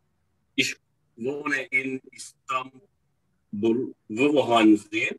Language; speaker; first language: German; non-native, learner; Turkish